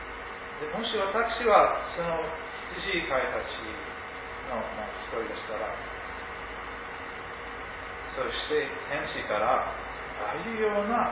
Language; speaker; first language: Japanese; non-native, fluent; English